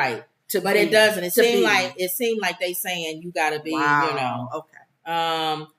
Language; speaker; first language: English; native; English